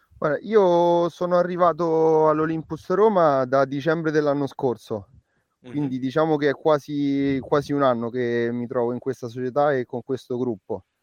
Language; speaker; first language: Italian; native; Italian